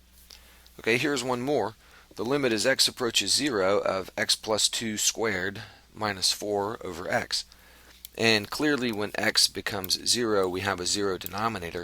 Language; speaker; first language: English; native; English